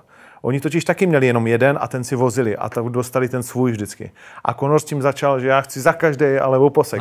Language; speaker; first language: Czech; native; Czech